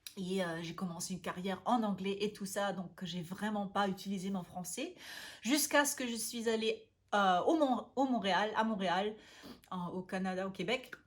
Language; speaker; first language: French; non-native, fluent; German